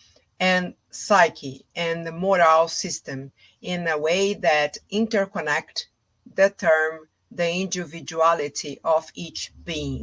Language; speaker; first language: English; non-native, fluent; Portuguese